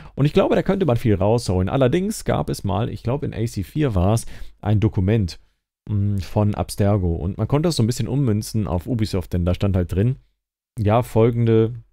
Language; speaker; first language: German; native; German